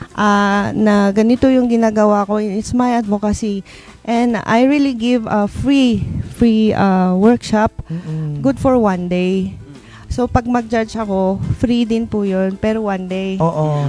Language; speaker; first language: Filipino; native; Filipino